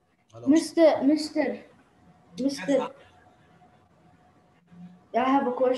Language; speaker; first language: English; non-native, learner; Arabic